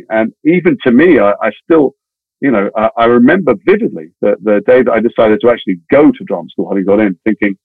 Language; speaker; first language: English; native; English